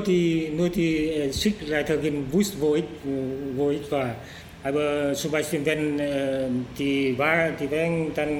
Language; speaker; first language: German; non-native, learner; Vietnamese